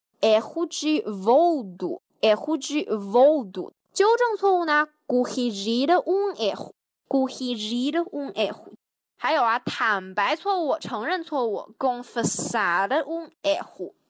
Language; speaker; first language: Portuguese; non-native, fluent; Chinese